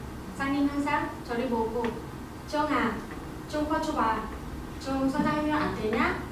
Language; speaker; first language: Korean; non-native, learner; Vietnamese